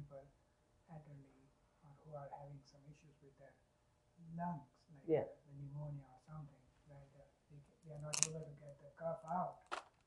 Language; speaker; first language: English; non-native, local second language; Gujarati